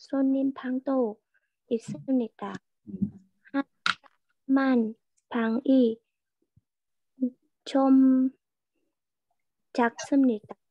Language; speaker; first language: Korean; non-native, learner; Vietnamese